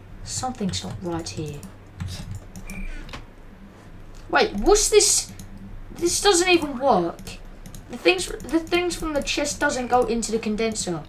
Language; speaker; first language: English; native; English